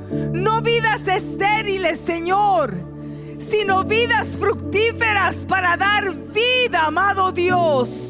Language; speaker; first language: Spanish; native; Spanish